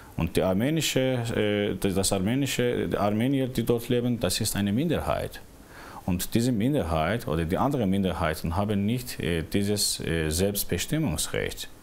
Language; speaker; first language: German; non-native, fluent; Azerbaijani